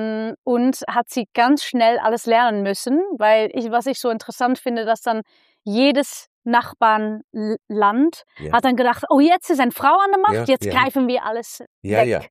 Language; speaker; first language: German; non-native, fluent; Dutch